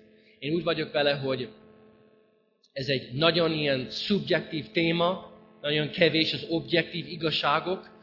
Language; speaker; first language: Hungarian; non-native, fluent; English